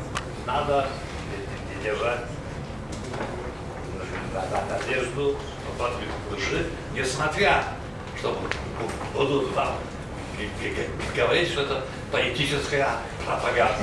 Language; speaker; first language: Russian; non-native, fluent; Polish